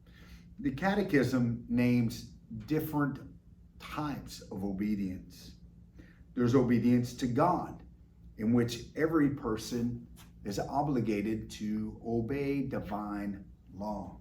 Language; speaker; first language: English; native; English